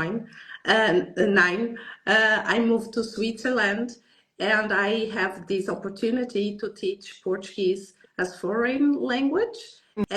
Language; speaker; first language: English; non-native, learner; Portuguese